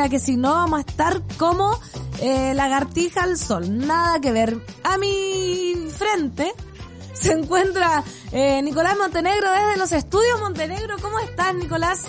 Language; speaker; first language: Spanish; native; Spanish